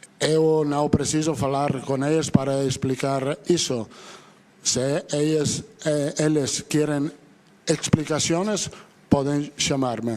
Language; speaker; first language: Portuguese; non-native, learner; Italian